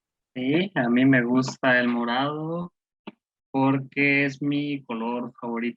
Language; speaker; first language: Spanish; non-native, learner; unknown